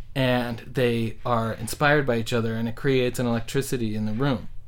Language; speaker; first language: English; native; English